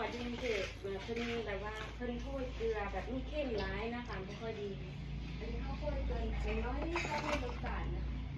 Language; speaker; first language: Thai; native; Thai